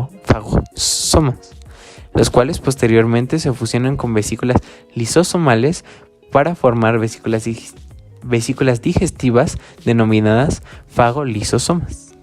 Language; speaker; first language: Spanish; native; Spanish